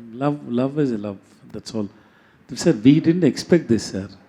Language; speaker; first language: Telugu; non-native, learner; Tamil